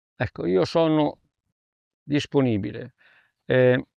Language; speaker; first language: Italian; native; Italian